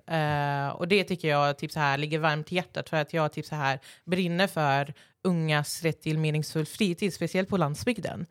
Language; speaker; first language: Swedish; early bilingual, other home language; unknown